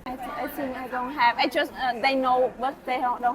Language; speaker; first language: English; non-native, learner; Vietnamese